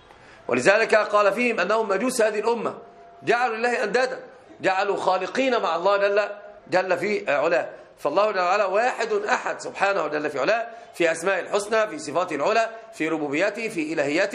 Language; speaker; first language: Arabic; native; Arabic